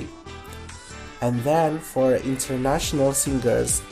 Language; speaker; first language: English; non-native, fluent; Indonesian